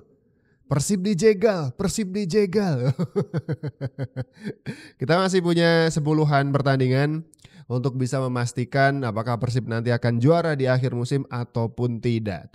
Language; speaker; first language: Indonesian; native; Indonesian